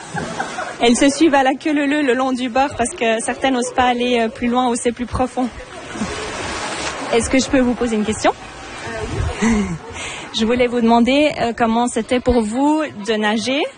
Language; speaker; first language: French; non-native, fluent; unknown